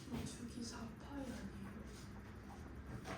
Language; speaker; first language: Korean; native; Korean